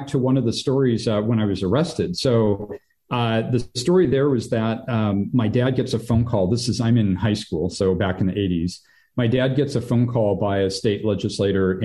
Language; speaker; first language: English; native; English